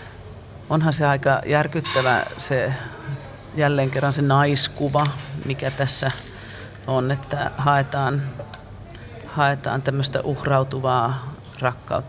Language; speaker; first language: Finnish; native; Finnish